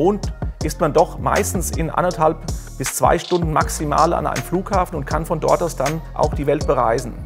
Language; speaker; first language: German; native; German